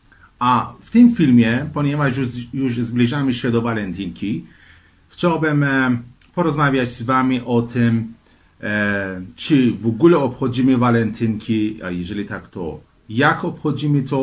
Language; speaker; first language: Polish; non-native, fluent; Persian